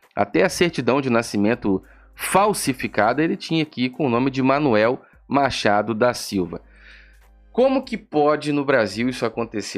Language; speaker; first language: Portuguese; native; Portuguese